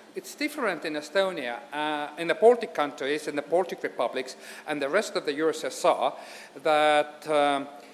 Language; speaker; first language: English; non-native, fluent; Estonian